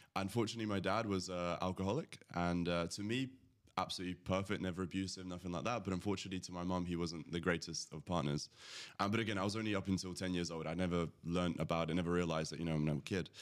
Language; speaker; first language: English; early bilingual, other home language; Latvian